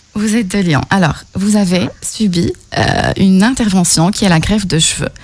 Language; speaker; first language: French; native; French